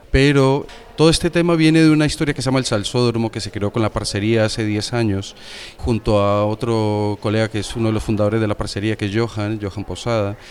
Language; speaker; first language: Spanish; native; Spanish